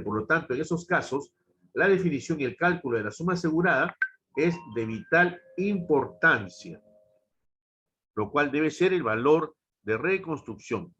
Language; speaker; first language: Spanish; native; Spanish